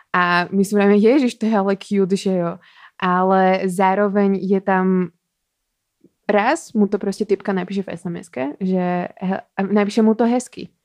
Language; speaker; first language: Slovak; native; Slovak